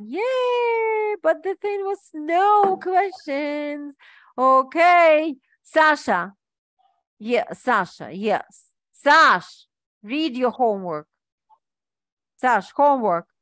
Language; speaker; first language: English; non-native, fluent; Ukrainian